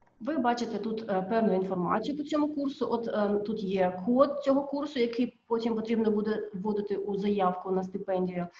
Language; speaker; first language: Ukrainian; native; Ukrainian